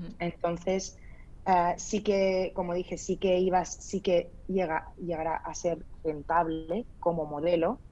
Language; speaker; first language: Spanish; early bilingual, other home language; Arabic